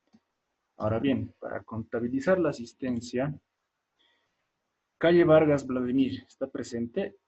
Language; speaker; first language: Spanish; native; Spanish